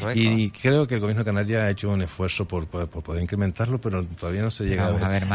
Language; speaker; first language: Spanish; early bilingual, other home language; French